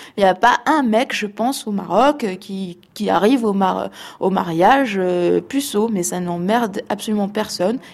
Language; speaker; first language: French; non-native, local second language; Arabic